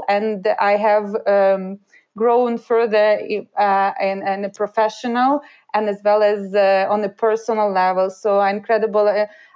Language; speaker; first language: English; non-native, fluent; Ukrainian